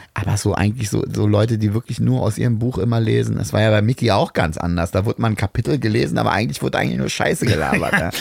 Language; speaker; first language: German; native; German